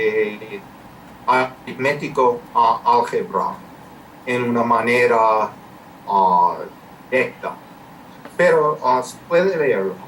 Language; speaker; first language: Spanish; non-native, fluent; English